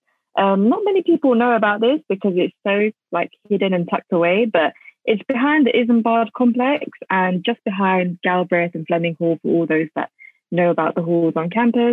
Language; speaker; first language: English; native; English